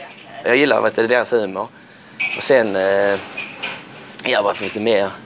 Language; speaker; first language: Swedish; native; Swedish